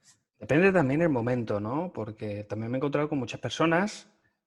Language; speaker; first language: Spanish; native; Spanish